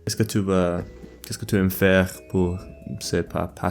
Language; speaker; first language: French; non-native, learner; English